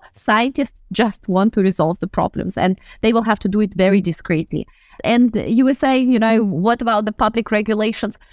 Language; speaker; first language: English; non-native, fluent; Russian